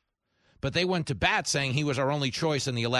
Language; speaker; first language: English; native; English